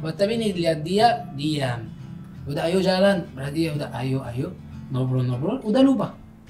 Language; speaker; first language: Indonesian; non-native, learner; Arabic